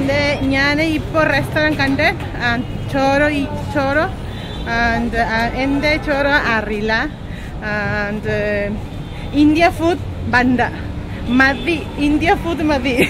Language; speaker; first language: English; non-native, learner; Spanish